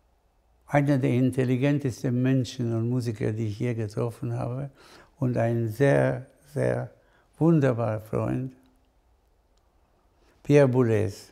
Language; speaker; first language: German; non-native, fluent; Spanish